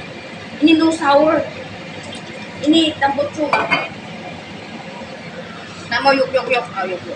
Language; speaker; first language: Indonesian; non-native, learner; Filipino